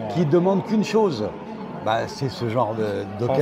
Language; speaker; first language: French; native; French